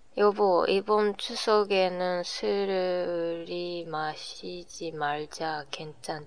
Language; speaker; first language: Korean; non-native, learner; Japanese